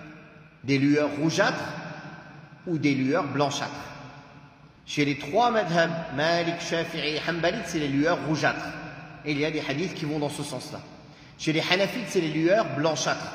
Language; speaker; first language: French; native; French